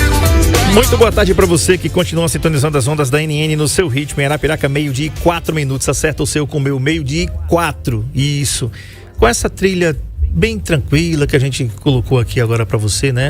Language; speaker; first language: Portuguese; native; Portuguese